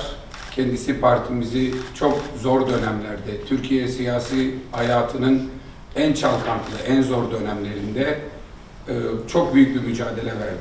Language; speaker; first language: Turkish; native; Turkish